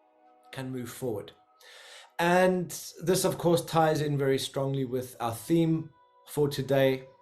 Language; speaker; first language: English; native; English